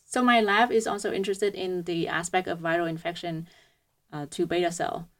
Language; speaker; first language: English; non-native, fluent; Vietnamese